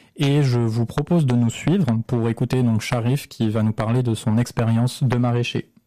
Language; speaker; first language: French; native; French